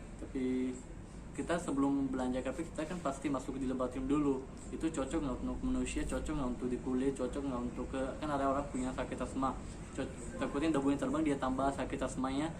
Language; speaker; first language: Indonesian; non-native, fluent; Urdu